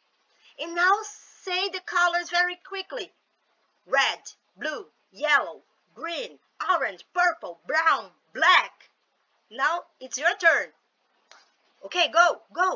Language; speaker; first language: English; non-native, fluent; Portuguese